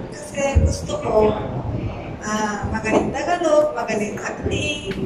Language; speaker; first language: Filipino; non-native, learner; Japanese